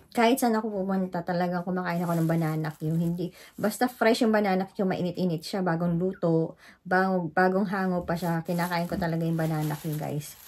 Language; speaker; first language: Filipino; native; Filipino